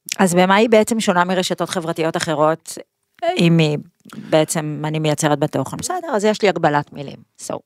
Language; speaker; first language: Hebrew; native; Hebrew